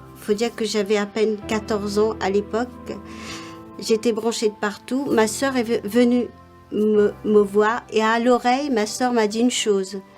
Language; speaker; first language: French; non-native, local second language; Morisyen